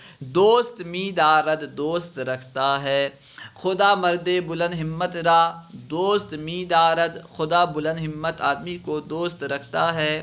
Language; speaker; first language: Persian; non-native, fluent; Urdu